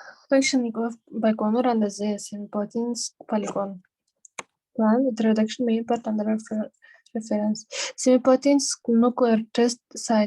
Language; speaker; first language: English; non-native, learner; Kazakh